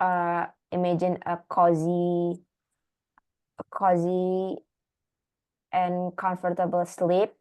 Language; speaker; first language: English; non-native, learner; Indonesian